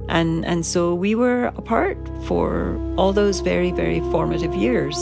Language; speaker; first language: English; non-native, fluent; Persian